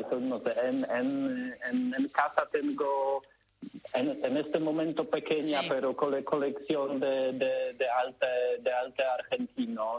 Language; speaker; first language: Spanish; non-native, learner; Polish